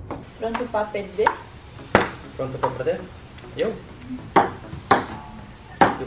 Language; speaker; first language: Portuguese; native; Portuguese